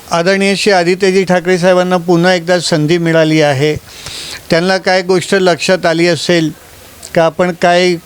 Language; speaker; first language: Marathi; non-native, local second language; Gujarati